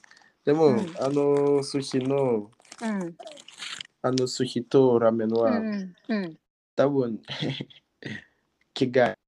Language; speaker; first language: Japanese; non-native, learner; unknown